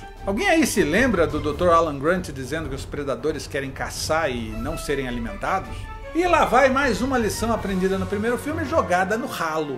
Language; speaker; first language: Portuguese; native; Portuguese